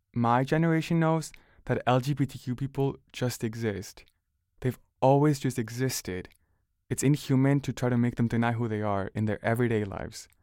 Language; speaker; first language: English; early bilingual, other home language; Spanish